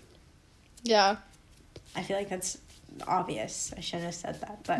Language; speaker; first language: English; native; English